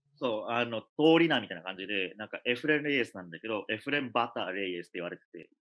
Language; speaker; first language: Japanese; early bilingual, other home language; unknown